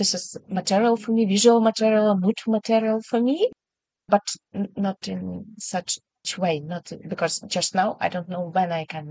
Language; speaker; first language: English; non-native, learner; Ukrainian